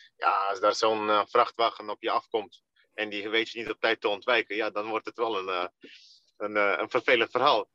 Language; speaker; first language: Dutch; early bilingual, other home language; Russian